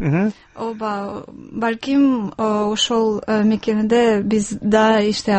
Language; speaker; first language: Kyrgyz; non-native, fluent; Russian